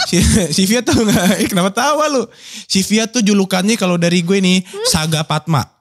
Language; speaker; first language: Indonesian; native; Indonesian